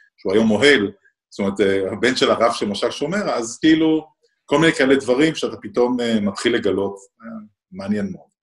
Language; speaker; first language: Hebrew; native; Hebrew